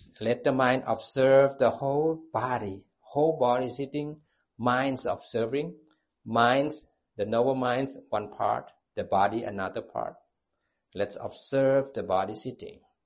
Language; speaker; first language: English; non-native, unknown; Thai